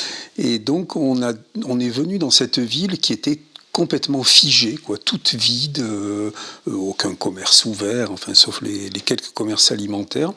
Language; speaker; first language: French; native; French